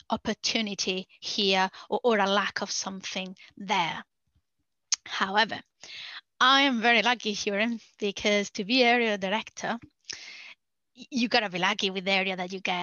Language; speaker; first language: English; non-native, fluent; Spanish